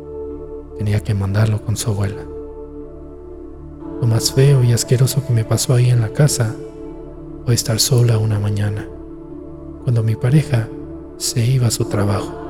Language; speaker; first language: Spanish; native; Spanish